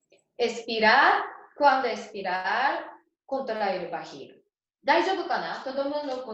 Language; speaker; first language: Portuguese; non-native, learner; Japanese